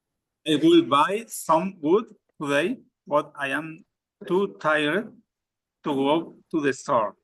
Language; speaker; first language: English; non-native, learner; Spanish